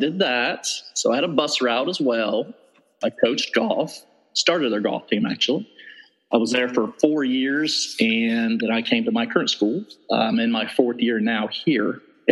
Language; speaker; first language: English; native; English